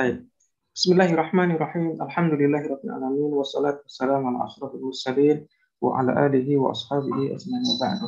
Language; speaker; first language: Arabic; non-native, fluent; Indonesian